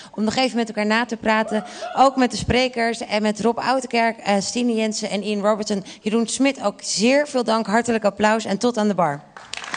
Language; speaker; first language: Dutch; native; Dutch